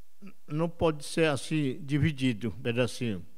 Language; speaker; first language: Portuguese; non-native, local second language; Yanomámi